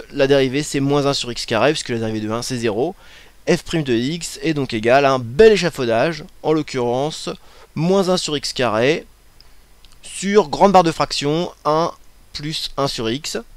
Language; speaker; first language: French; native; French